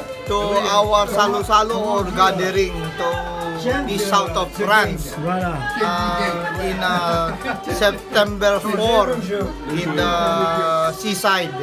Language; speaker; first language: English; non-native, local second language; Filipino